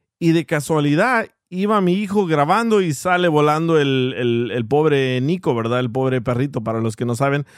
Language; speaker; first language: Spanish; early bilingual, heritage; Spanish